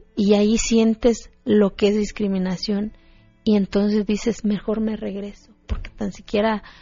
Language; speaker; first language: Spanish; non-native, local second language; Zapotec